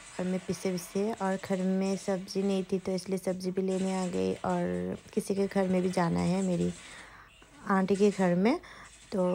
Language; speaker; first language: Hindi; non-native, local second language; Assamese